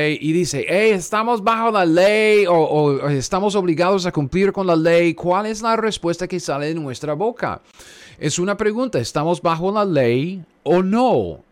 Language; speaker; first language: Spanish; non-native, fluent; English